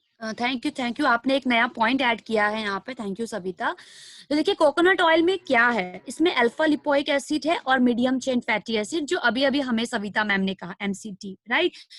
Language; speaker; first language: Hindi; non-native, local second language; Nepali